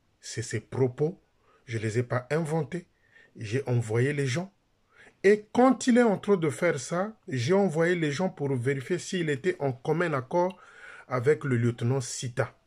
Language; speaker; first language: French; non-native, local second language; Lingala